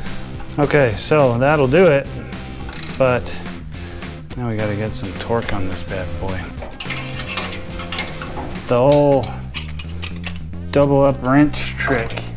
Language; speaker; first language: English; native; English